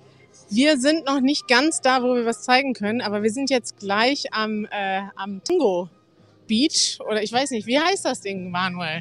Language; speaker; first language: German; native; German